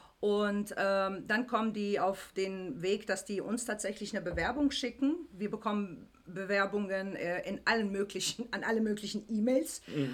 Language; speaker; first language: German; native; German